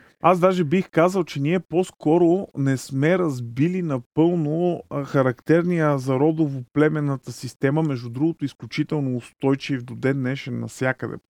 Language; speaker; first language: Bulgarian; native; Bulgarian